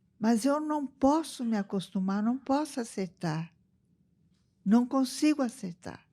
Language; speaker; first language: Portuguese; early bilingual, other home language; Italian